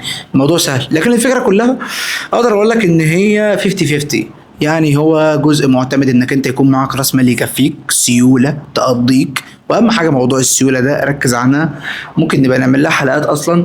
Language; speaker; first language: Arabic; native; Arabic